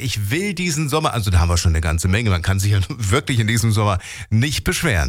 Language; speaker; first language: German; native; German